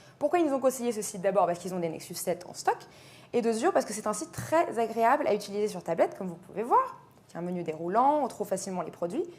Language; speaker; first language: French; native; French